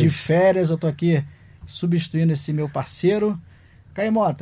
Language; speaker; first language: Portuguese; native; Portuguese